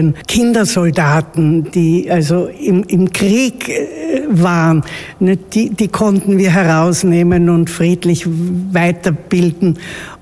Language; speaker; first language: German; native; German